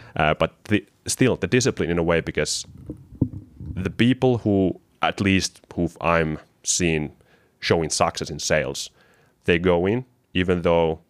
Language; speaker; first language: English; non-native, fluent; Finnish